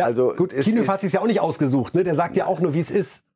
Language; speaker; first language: German; native; German